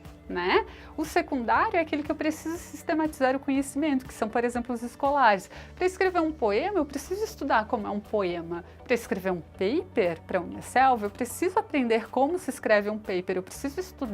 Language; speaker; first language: Portuguese; native; Portuguese